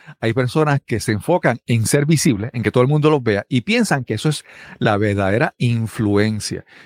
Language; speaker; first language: Spanish; native; Spanish